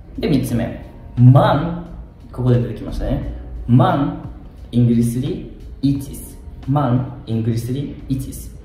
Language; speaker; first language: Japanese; native; Japanese